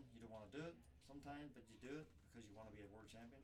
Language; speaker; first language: English; native; English